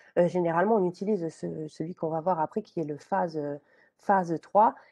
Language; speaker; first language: French; native; French